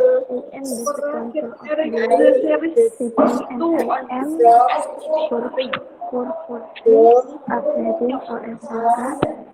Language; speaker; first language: English; non-native, learner; Indonesian